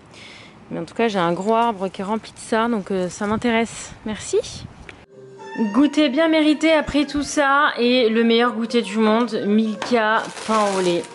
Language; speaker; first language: French; native; French